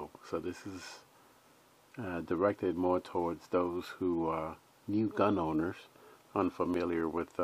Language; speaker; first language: English; native; English